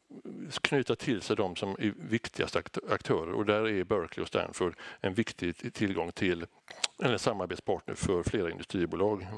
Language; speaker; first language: Swedish; native; Swedish